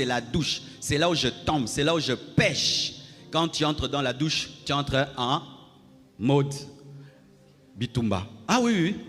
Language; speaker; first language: French; non-native, local second language; Lingala